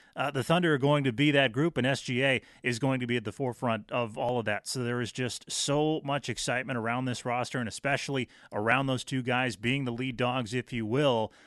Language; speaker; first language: English; native; English